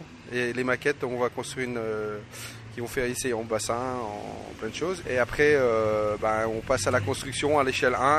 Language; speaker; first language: French; native; French